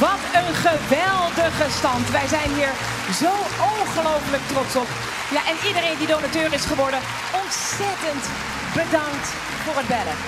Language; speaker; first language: Dutch; native; Dutch